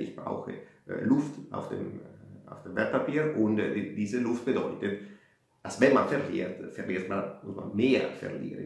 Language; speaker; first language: German; non-native, fluent; Italian